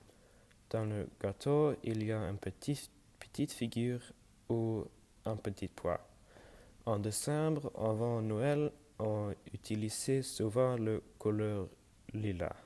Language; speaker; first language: French; non-native, learner; Norwegian